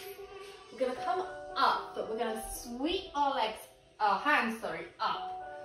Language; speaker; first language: English; native; English